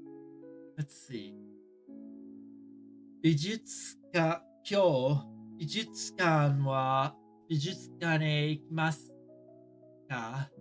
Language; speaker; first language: Japanese; non-native, learner; English